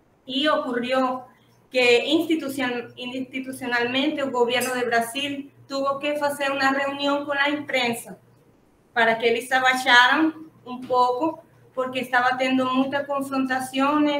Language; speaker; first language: Portuguese; non-native, fluent; Spanish